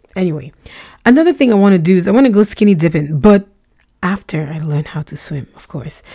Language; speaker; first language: English; non-native, local second language; Russian